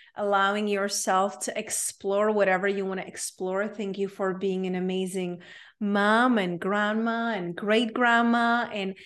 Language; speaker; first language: English; non-native, fluent; Czech